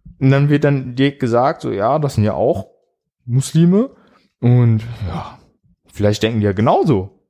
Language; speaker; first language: German; early bilingual, other home language; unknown